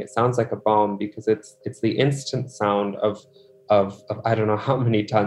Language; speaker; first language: English; non-native, local second language; Urdu